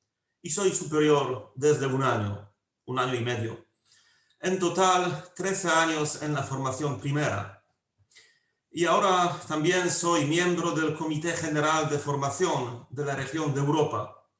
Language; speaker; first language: Spanish; non-native, fluent; Polish